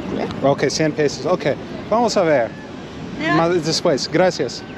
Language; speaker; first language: Spanish; non-native, learner; English